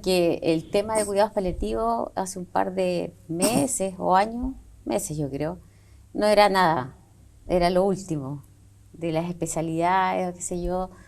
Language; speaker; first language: Spanish; native; Spanish